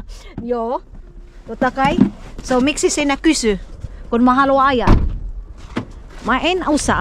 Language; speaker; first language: Finnish; non-native, learner; Filipino